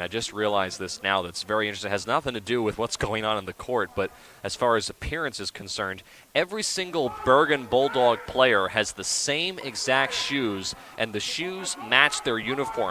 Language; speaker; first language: English; native; English